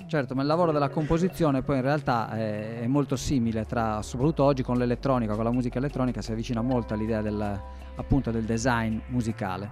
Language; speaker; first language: Italian; native; Italian